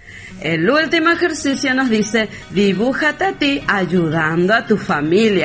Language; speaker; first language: Spanish; native; Spanish